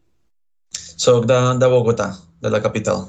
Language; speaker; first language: Catalan; non-native, learner; Spanish